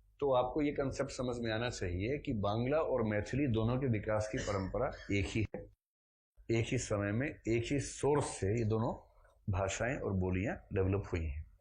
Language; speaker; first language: Hindi; native; Hindi